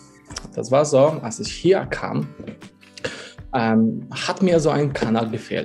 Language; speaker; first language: German; non-native, fluent; Polish